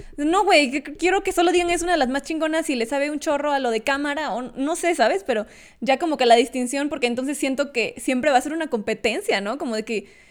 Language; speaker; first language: Spanish; native; Spanish